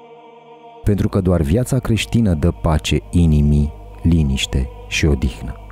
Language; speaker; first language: Romanian; native; Romanian